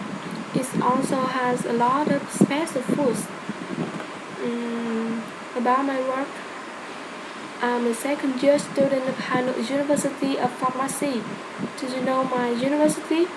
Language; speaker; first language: English; non-native, learner; Vietnamese